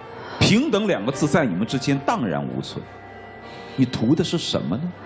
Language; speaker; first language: Chinese; native; Chinese